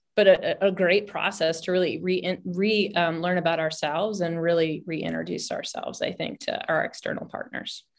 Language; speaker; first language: English; native; English